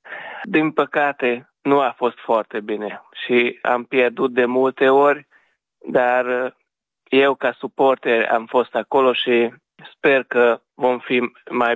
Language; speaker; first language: Romanian; early bilingual, heritage; Romanian